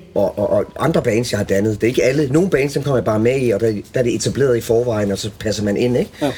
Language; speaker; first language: Danish; early bilingual, other home language; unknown